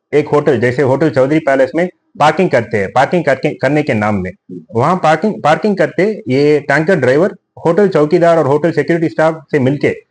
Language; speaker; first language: Hindi; non-native, local second language; Gujarati